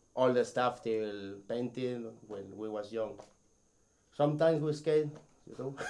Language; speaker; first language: English; non-native, learner; Spanish